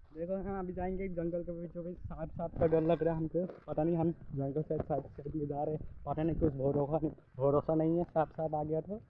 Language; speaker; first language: Hindi; native; Hindi